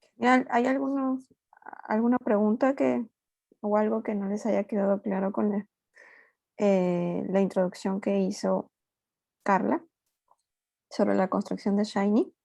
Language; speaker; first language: Spanish; native; Spanish